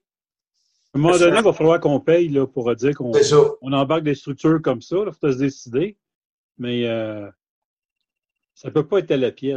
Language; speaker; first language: French; native; French